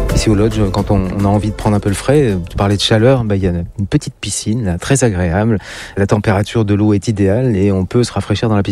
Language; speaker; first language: French; native; French